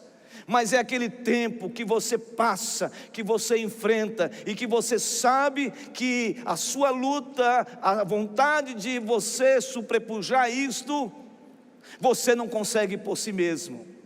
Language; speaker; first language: Portuguese; native; Portuguese